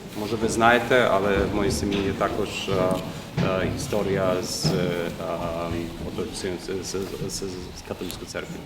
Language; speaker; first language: Ukrainian; early bilingual, heritage; English